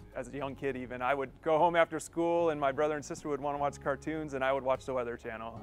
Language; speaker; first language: English; native; English